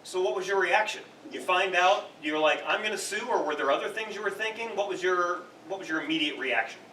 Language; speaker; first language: English; native; English